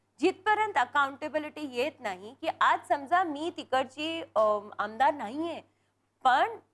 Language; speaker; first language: Marathi; non-native, local second language; Punjabi